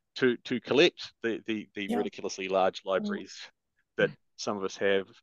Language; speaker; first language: English; native; English